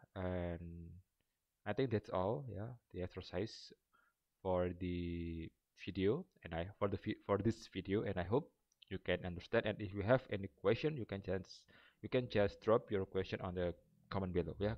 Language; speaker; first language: English; non-native, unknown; Indonesian